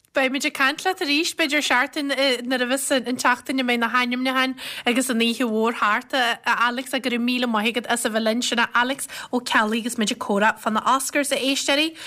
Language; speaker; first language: Irish; native; Irish